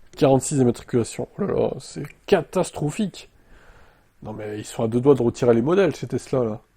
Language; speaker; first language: French; native; French